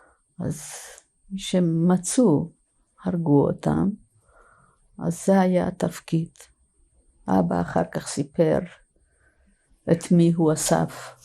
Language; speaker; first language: Hebrew; non-native, fluent; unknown